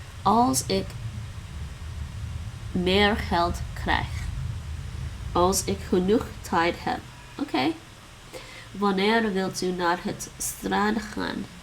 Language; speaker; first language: Dutch; non-native, learner; English